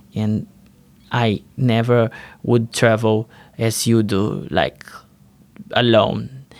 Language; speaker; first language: English; non-native, learner; Portuguese